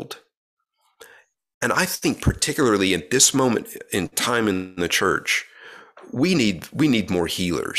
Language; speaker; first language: English; native; English